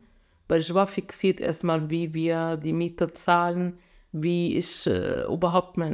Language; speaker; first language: German; non-native, fluent; Arabic